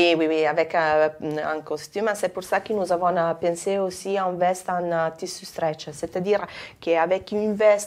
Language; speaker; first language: French; non-native, fluent; Italian